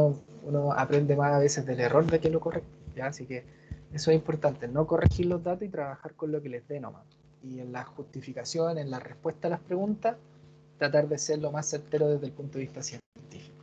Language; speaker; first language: Spanish; native; Spanish